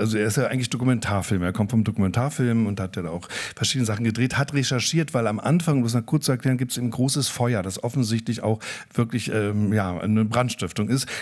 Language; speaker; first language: German; native; German